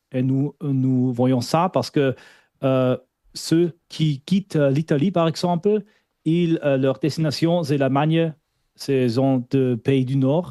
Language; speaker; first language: French; non-native, fluent; German